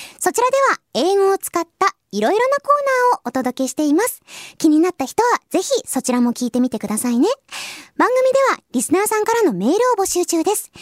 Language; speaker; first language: Japanese; native; Japanese